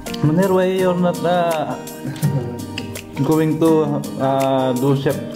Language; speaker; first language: English; non-native, learner; Filipino